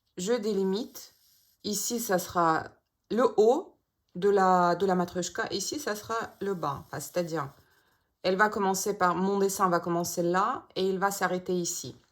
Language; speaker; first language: French; non-native, fluent; Russian